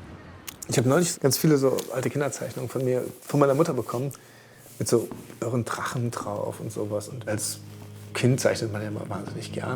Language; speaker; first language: German; native; German